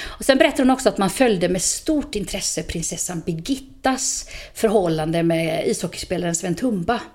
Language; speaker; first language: Swedish; native; Swedish